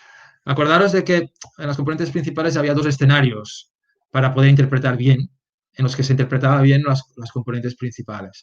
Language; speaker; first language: Spanish; native; Spanish